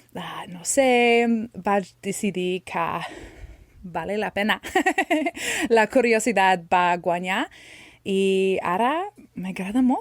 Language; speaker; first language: Catalan; non-native, learner; English